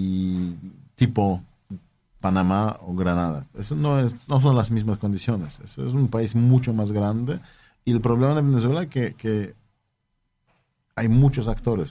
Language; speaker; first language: Spanish; non-native, fluent; Polish